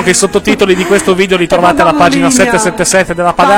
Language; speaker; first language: Italian; native; Italian